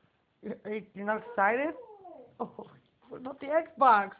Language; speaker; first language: English; native; English